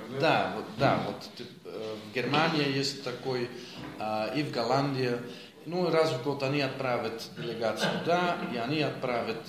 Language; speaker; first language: Russian; non-native, fluent; Dutch